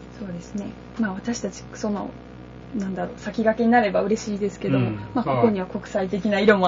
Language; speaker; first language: Japanese; native; Japanese